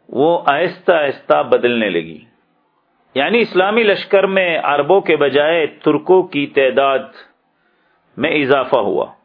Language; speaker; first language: Urdu; native; Urdu